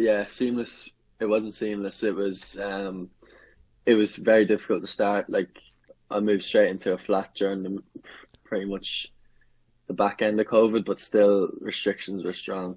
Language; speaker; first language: English; native; English